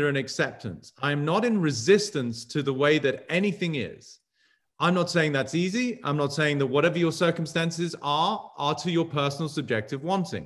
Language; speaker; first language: English; native; English